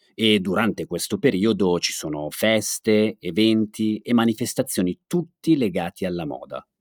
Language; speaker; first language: Italian; native; Italian